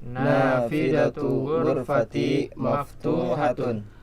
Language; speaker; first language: Arabic; non-native, learner; Indonesian